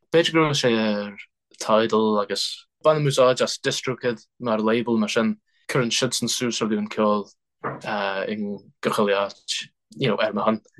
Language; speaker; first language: Irish; non-native, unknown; English